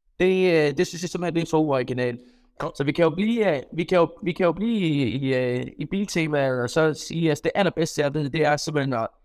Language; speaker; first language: Danish; native; Danish